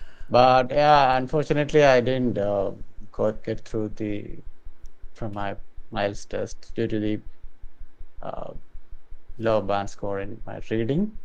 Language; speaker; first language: English; non-native, learner; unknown